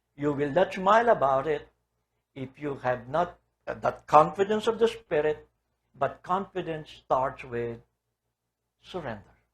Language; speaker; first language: English; non-native, local second language; Filipino